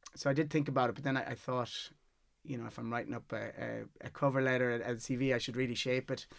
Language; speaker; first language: English; native; English